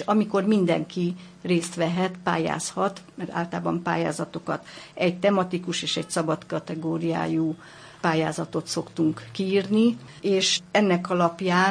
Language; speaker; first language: Hungarian; native; Hungarian